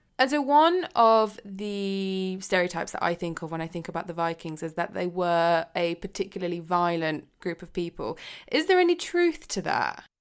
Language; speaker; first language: English; native; English